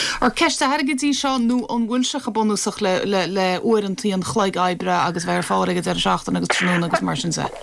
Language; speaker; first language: Irish; native; Irish